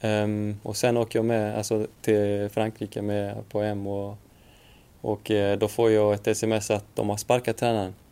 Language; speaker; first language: Swedish; non-native, fluent; Icelandic